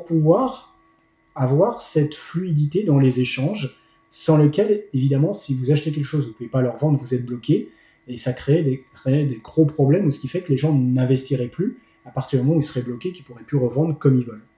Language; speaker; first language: French; native; French